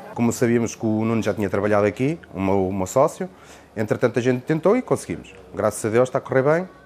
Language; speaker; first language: Portuguese; native; Portuguese